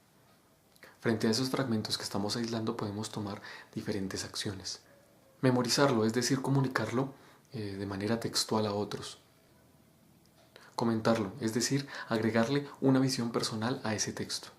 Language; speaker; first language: Spanish; native; Spanish